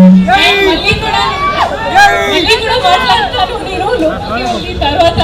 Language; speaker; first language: Telugu; non-native, learner; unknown